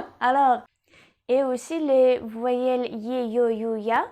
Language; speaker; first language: French; non-native, fluent; Russian